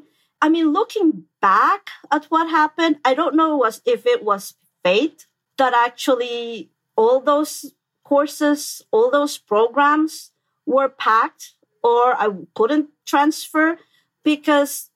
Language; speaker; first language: English; non-native, local second language; Filipino